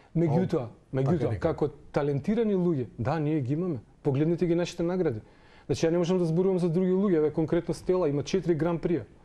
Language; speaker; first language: Macedonian; non-native, local second language; Serbian